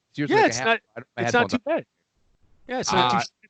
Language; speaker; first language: English; native; English